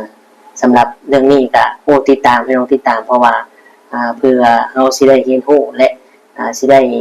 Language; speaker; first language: Thai; non-native, local second language; Northeastern Thai